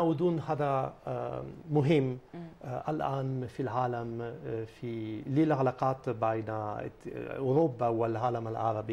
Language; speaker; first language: Arabic; non-native, fluent; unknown